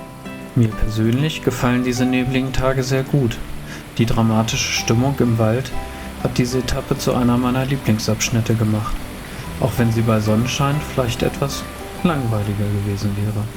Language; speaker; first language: German; native; German